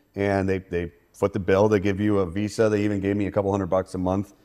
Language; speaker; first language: English; native; English